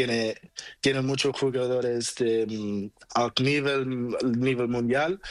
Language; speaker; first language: Spanish; non-native, learner; Portuguese